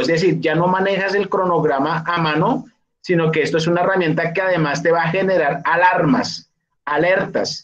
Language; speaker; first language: Spanish; native; Spanish